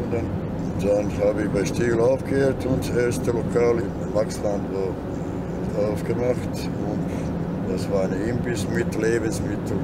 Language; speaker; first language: German; non-native, learner; Bosnian